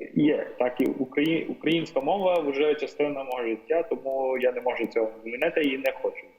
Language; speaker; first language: Ukrainian; non-native, fluent; Tamil